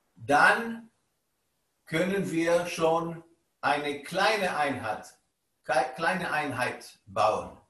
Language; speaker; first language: German; non-native, fluent; Hebrew